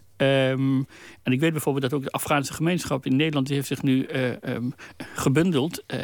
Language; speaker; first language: Dutch; non-native, fluent; Persian